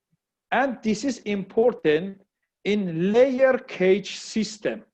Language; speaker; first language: English; non-native, learner; Persian